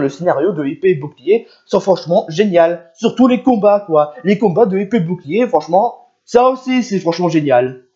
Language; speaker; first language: French; native; French